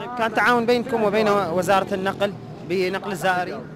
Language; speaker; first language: Arabic; native; Arabic